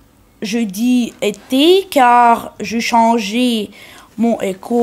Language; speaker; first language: French; non-native, learner; Russian